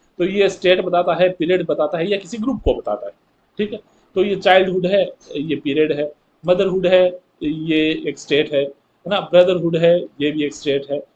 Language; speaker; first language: Hindi; native; Hindi